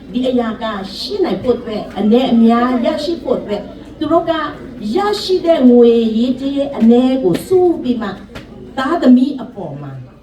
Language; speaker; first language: Burmese; non-native, local second language; Western Kayah